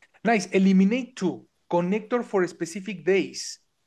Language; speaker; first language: English; non-native, fluent; Spanish